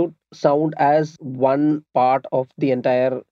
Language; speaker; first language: English; non-native, local second language; Malayalam